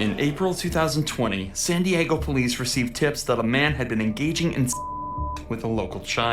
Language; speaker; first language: English; native; English